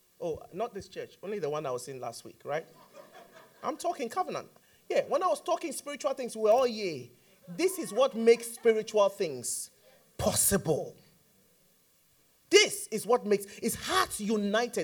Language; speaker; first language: English; non-native, local second language; Akan